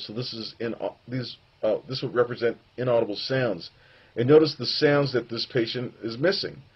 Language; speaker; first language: English; native; English